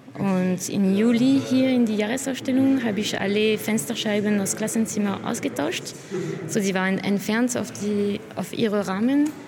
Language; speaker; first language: German; non-native, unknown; French